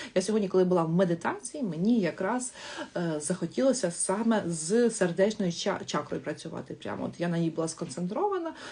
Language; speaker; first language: Ukrainian; non-native, local second language; Russian